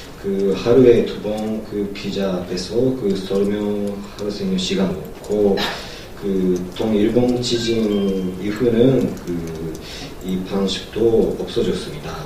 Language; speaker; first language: Korean; non-native, learner; Japanese